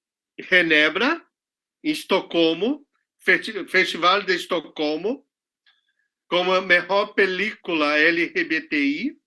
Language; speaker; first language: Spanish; non-native, learner; Portuguese